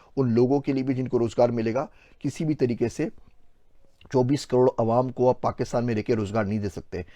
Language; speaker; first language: Urdu; native; Urdu